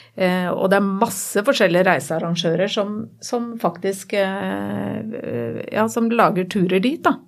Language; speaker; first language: Norwegian; native; Norwegian